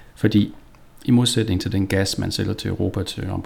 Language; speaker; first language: Danish; native; Danish